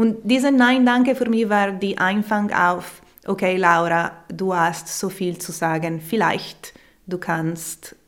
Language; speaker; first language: German; non-native, local second language; Italian